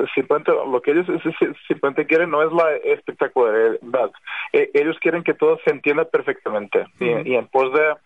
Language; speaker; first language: Spanish; non-native, fluent; Serbian